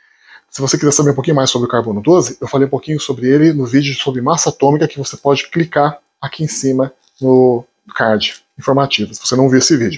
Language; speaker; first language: Portuguese; native; Portuguese